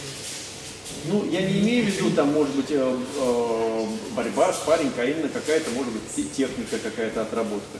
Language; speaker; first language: Russian; native; Russian